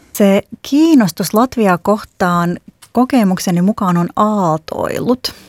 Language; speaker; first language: Finnish; non-native, fluent; Latvian